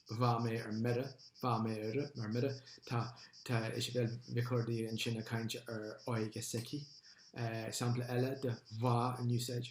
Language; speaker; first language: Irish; non-native, local second language; English